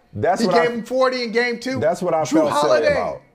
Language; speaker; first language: English; native; English